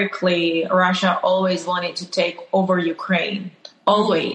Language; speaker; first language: English; non-native, fluent; Ukrainian